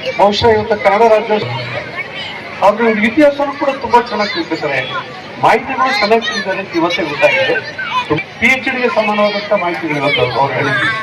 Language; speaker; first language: Kannada; native; Kannada